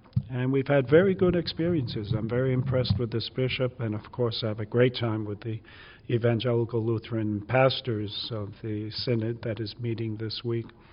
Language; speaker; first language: English; native; English